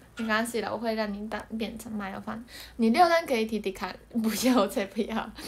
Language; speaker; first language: Chinese; non-native, fluent; Japanese